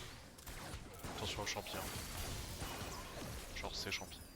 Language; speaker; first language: French; native; French